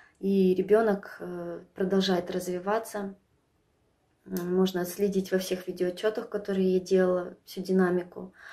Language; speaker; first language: Russian; native; Russian